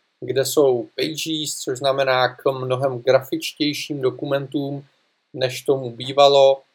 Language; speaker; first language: Czech; native; Czech